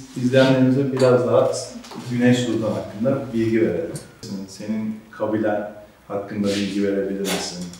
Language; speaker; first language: Turkish; native; Turkish